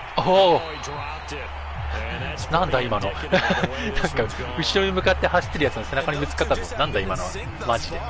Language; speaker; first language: Japanese; native; Japanese